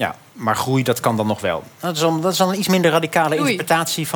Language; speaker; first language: Dutch; native; Dutch